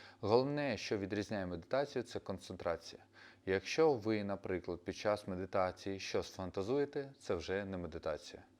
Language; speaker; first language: Ukrainian; non-native, local second language; Russian